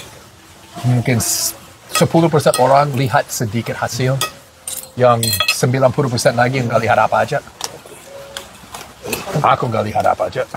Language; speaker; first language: Indonesian; non-native, fluent; English